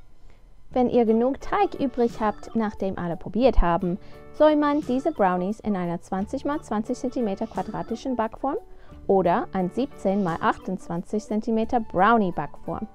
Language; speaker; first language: German; non-native, fluent; English